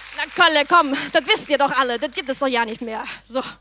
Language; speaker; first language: German; non-native, fluent; Danish